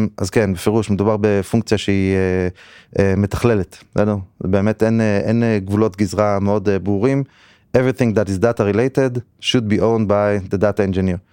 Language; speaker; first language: Hebrew; native; Hebrew